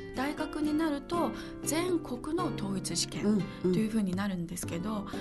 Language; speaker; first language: Japanese; non-native, fluent; Chinese